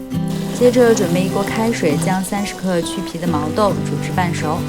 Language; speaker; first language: Chinese; native; Chinese